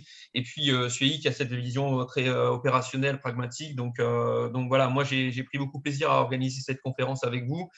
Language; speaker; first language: French; native; French